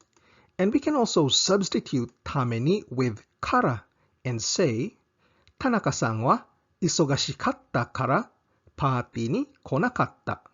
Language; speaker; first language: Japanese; non-native, fluent; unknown